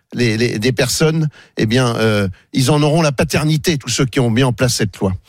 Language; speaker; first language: French; native; French